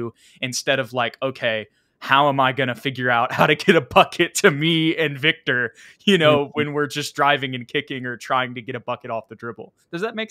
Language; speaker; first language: English; native; English